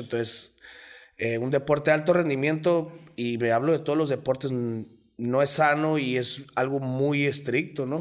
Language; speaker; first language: Spanish; native; Spanish